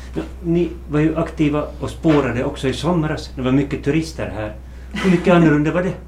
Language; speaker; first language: Swedish; native; Swedish